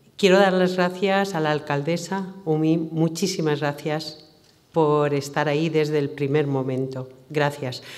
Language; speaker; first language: Spanish; native; Spanish